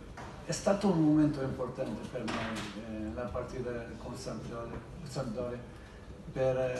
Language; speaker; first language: Italian; non-native, learner; Portuguese